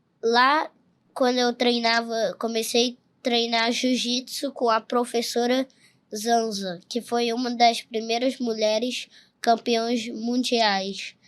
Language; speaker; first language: Portuguese; early bilingual, heritage; Portuguese